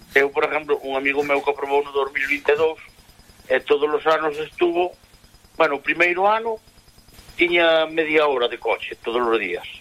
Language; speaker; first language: Galician; native; Galician